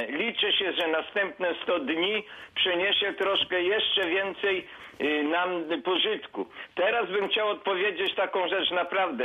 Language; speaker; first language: Polish; native; Polish